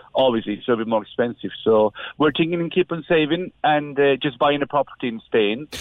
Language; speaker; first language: English; non-native, fluent; Spanish